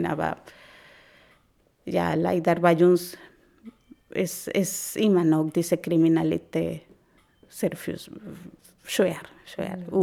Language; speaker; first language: German; non-native, learner; Spanish